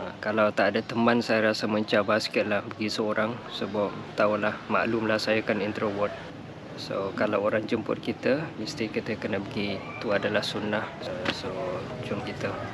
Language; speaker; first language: Malay; non-native, fluent; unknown